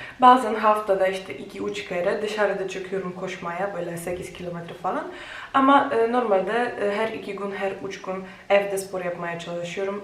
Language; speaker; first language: Turkish; non-native, fluent; Polish